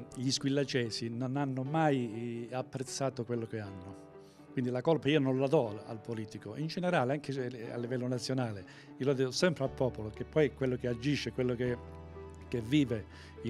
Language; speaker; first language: Italian; native; Italian